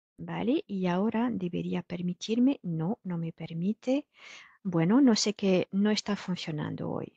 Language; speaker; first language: Spanish; non-native, fluent; French